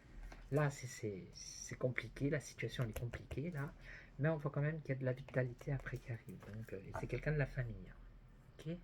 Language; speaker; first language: French; native; French